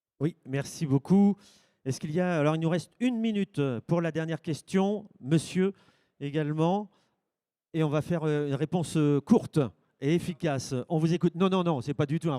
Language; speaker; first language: French; native; French